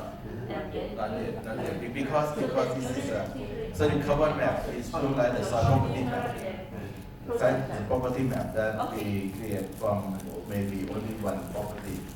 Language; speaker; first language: English; non-native, learner; Thai